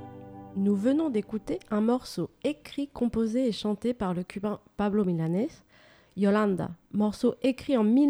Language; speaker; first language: French; native; French